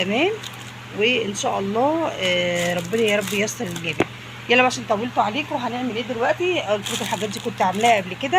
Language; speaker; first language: Arabic; native; Arabic